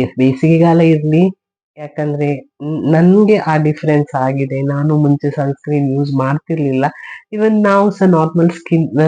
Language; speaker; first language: Kannada; non-native, local second language; Tulu